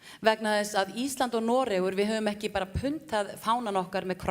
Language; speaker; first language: Icelandic; native; Icelandic